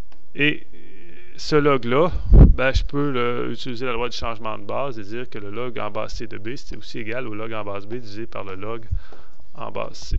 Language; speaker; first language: French; native; French